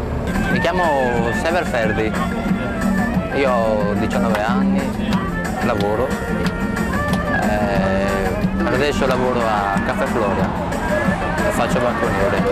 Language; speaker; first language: Italian; non-native, fluent; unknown